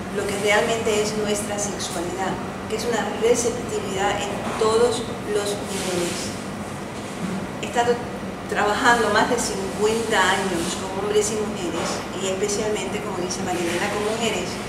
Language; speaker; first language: Spanish; early bilingual, heritage; Spanish